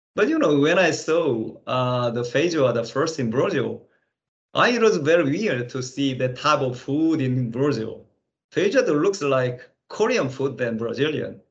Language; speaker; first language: English; non-native, fluent; Korean